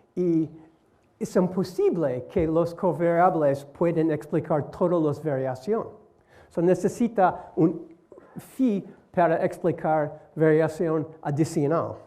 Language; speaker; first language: Spanish; non-native, learner; English